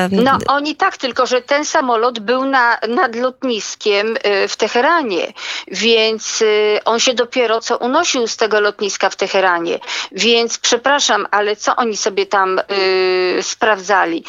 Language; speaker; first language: Polish; native; Polish